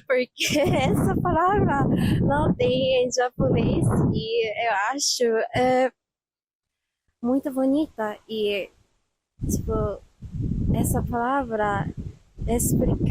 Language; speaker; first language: Portuguese; non-native, fluent; Japanese